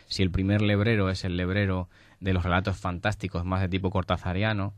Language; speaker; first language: Spanish; native; Spanish